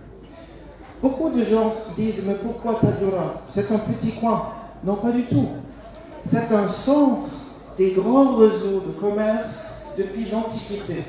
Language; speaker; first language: French; non-native, fluent; German